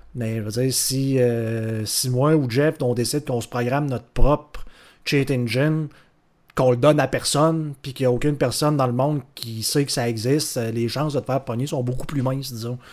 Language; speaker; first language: French; native; French